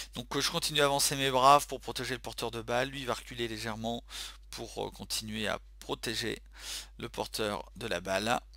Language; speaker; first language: French; native; French